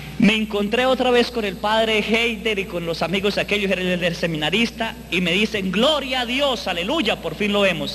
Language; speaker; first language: Spanish; native; Spanish